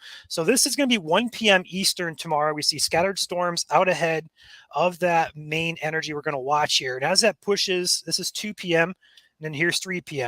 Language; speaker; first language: English; native; English